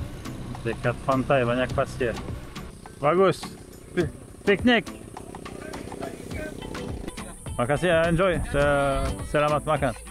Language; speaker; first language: Indonesian; non-native, fluent; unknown